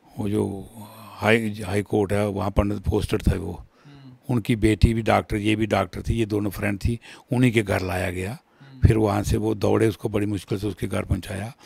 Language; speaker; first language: Hindi; non-native, local second language; Kashmiri